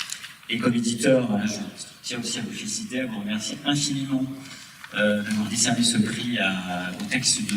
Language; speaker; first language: French; native; French